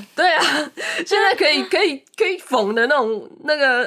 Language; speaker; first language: Chinese; early bilingual, other home language; Japanese